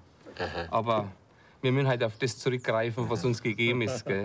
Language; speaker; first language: German; native; German